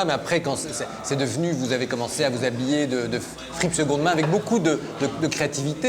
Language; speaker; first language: French; native; French